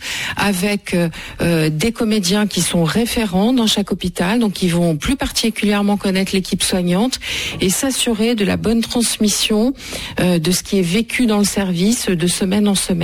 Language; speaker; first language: French; native; French